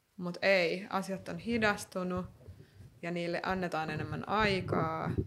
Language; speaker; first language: Finnish; native; Finnish